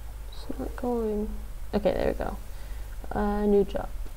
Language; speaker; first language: English; native; English